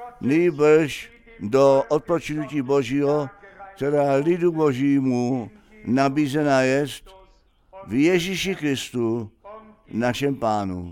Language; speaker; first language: Czech; non-native, fluent; German